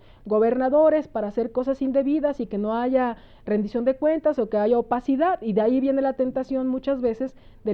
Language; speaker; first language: Spanish; native; Spanish